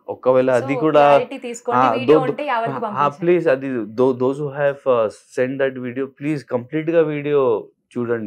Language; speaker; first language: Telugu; non-native, learner; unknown